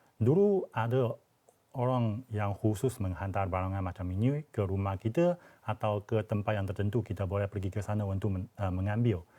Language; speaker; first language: Malay; non-native, fluent; Chinese